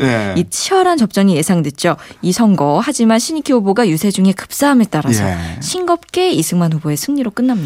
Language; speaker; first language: Korean; native; Korean